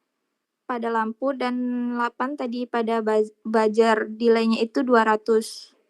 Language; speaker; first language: Indonesian; native; Indonesian